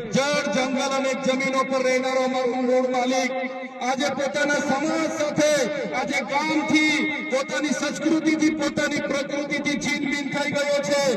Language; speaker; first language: Gujarati; non-native, local second language; Vasavi